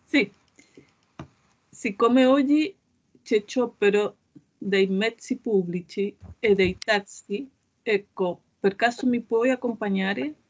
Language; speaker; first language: Italian; non-native, learner; Spanish